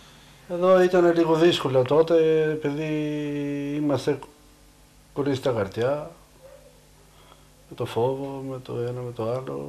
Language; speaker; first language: Greek; non-native, fluent; Albanian